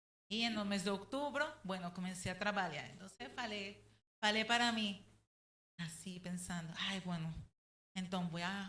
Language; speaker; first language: Portuguese; non-native, learner; Spanish